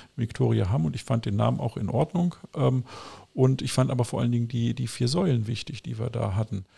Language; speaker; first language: German; native; German